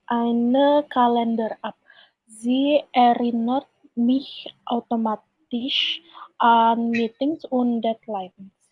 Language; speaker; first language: German; non-native, learner; Indonesian